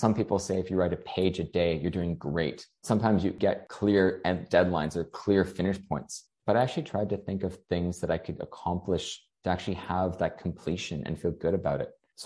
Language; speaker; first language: English; native; English